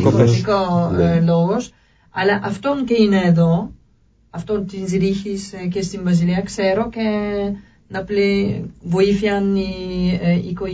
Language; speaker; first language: Greek; non-native, learner; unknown